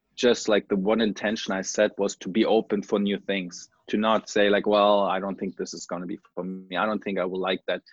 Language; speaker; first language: English; non-native, fluent; German